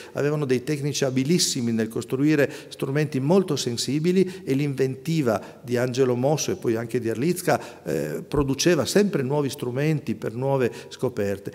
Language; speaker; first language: Italian; native; Italian